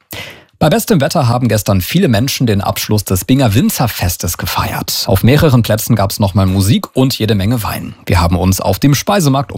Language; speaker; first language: German; native; German